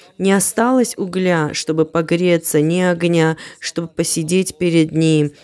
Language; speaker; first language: Russian; non-native, fluent; Armenian